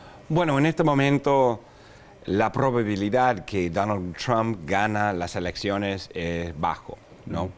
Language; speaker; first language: Spanish; non-native, fluent; English